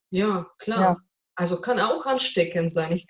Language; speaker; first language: German; non-native, fluent; Russian